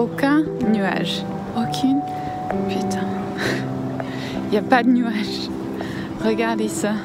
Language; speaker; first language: French; non-native, fluent; English